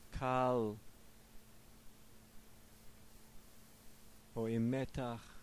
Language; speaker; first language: Hebrew; non-native, fluent; English